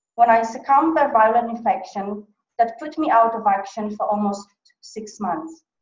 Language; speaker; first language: English; non-native, fluent; Polish